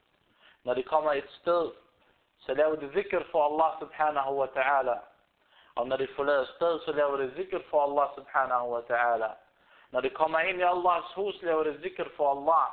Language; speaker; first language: Danish; non-native, fluent; Arabic